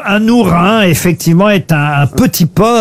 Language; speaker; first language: French; native; French